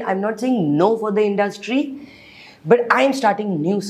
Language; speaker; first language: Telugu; non-native, learner; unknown